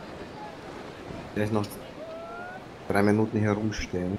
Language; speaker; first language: German; native; German